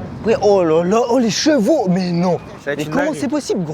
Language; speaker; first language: French; native; French